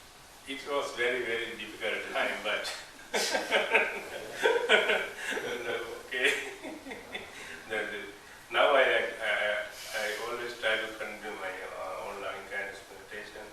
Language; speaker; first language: English; non-native, learner; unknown